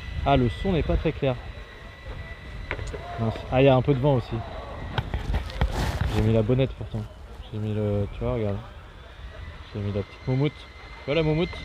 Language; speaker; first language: French; native; French